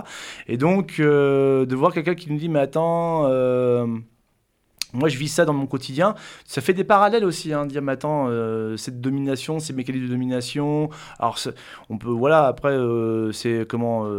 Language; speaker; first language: French; native; French